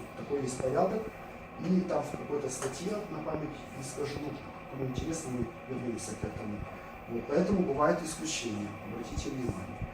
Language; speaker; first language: Russian; native; Russian